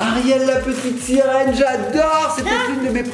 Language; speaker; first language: French; native; French